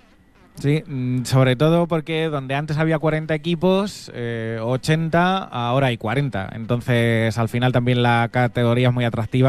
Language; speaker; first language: Spanish; native; Spanish